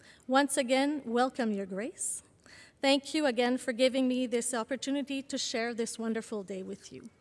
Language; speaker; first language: English; non-native, local second language; French